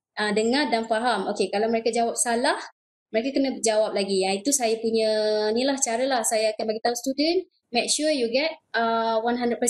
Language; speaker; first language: Malay; native; Malay